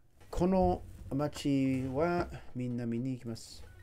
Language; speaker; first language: Japanese; non-native, learner; English